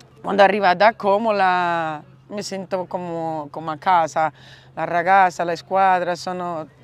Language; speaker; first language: Italian; non-native, learner; Portuguese